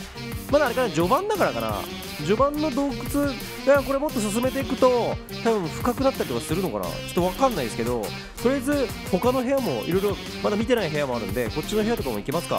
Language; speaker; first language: Japanese; native; Japanese